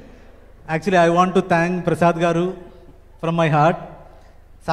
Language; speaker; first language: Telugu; non-native, learner; Malayalam